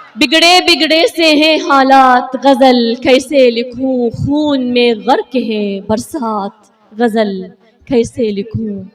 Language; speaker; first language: Urdu; non-native, fluent; Arabic